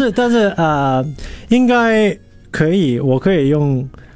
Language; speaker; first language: Chinese; non-native, local second language; Cantonese